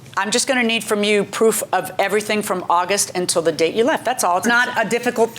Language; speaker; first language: English; native; English